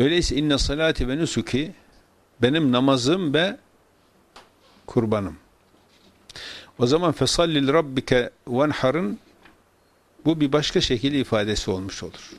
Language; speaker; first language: Turkish; native; Turkish